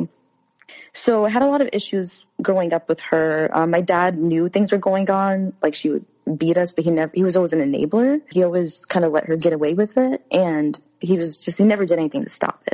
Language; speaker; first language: English; native; English